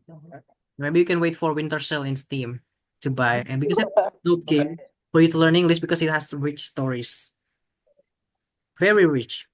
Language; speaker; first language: English; non-native, fluent; Indonesian